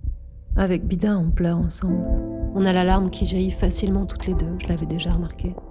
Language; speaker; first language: French; native; French